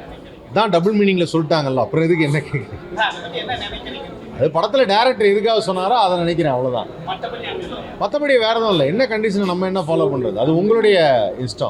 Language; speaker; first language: Tamil; native; Tamil